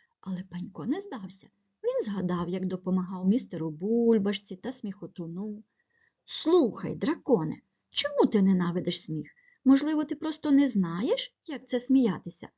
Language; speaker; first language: Ukrainian; native; Ukrainian